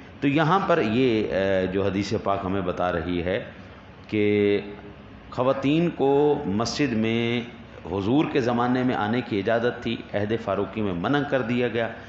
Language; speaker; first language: Urdu; non-native, local second language; Punjabi